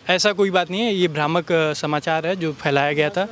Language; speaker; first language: Hindi; native; Hindi